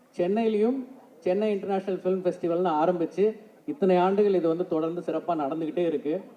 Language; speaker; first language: Tamil; native; Tamil